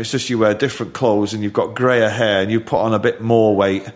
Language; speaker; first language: English; native; English